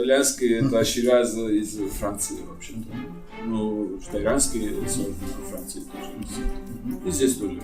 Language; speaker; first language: Russian; non-native, fluent; Georgian